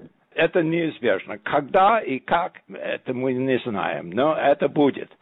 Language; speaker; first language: Russian; non-native, fluent; English